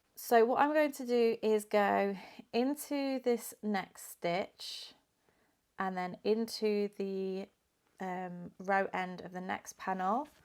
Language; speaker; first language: English; native; English